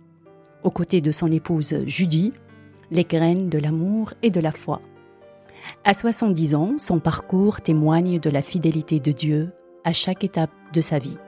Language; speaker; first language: French; native; French